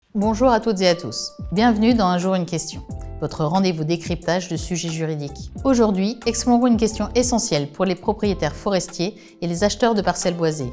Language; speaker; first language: French; native; French